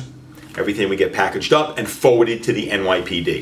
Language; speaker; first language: English; native; English